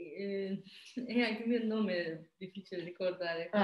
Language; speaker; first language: Italian; non-native, learner; Azerbaijani